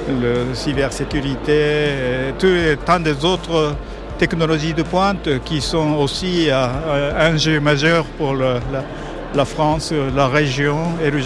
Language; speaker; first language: French; non-native, fluent; Japanese